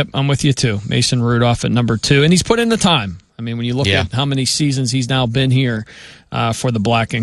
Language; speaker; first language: English; native; English